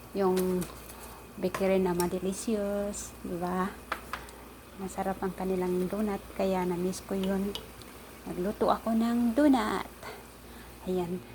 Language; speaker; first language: Filipino; non-native, local second language; Cebuano